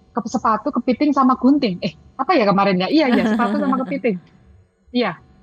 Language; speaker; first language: Indonesian; native; Indonesian